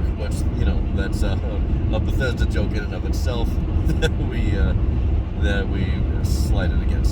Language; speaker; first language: English; native; English